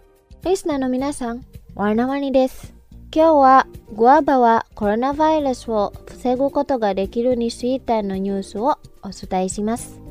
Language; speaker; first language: Japanese; non-native, fluent; Indonesian